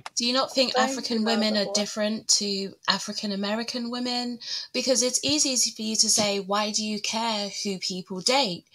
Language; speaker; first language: English; early bilingual, other home language; Yoruba